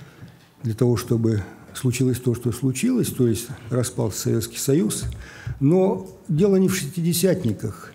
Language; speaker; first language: Russian; native; Russian